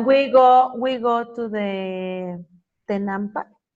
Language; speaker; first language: English; non-native, learner; Spanish